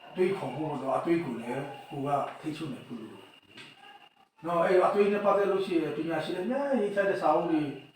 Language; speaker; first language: Burmese; non-native, local second language; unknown